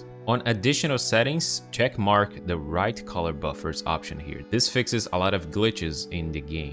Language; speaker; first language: English; non-native, fluent; Portuguese